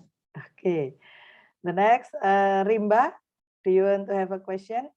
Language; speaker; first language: English; non-native, fluent; Indonesian